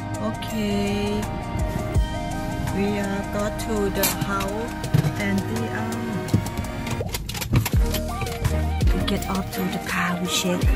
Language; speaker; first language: English; non-native, learner; Thai